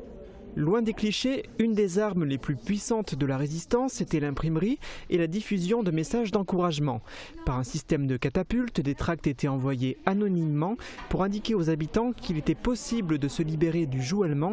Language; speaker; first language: French; native; French